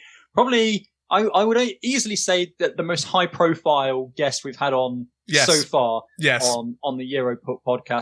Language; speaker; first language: English; native; English